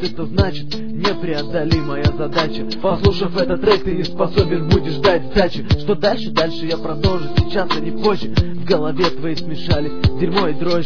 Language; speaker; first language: Russian; native; Russian